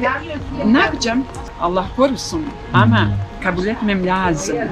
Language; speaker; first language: Turkish; non-native, learner; Bosnian